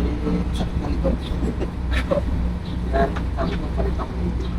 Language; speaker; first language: Filipino; native; Filipino